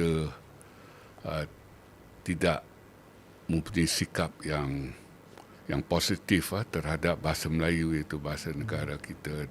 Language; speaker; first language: Malay; native; Malay